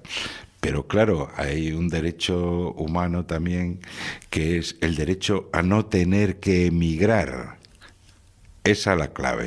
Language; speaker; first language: Spanish; native; Spanish